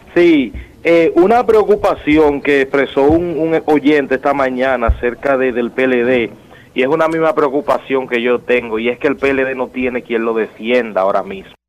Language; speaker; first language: Spanish; native; Spanish